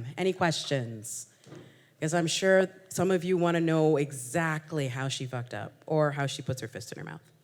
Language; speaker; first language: English; native; English